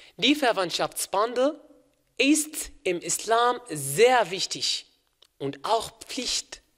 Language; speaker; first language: German; non-native, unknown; Arabic